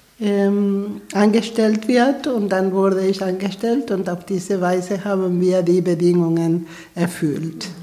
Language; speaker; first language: German; non-native, fluent; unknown